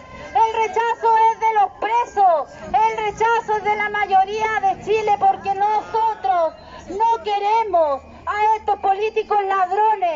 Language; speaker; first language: Spanish; native; Spanish